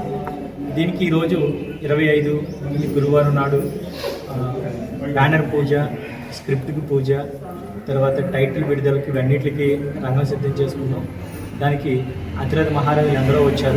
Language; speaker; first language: Telugu; native; Telugu